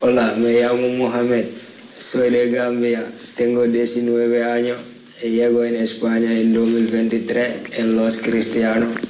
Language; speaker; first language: Spanish; non-native, learner; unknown